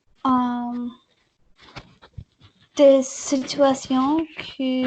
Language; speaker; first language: French; non-native, learner; English